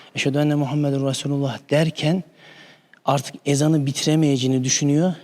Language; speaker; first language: Turkish; native; Turkish